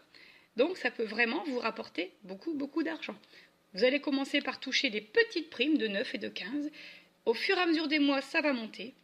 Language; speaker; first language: French; native; French